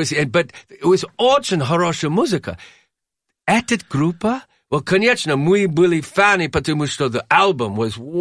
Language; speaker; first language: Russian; non-native, learner; English